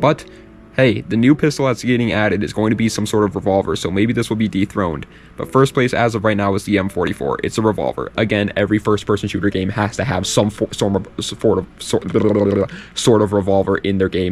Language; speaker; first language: English; native; English